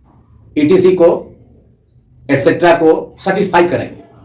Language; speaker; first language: Hindi; native; Hindi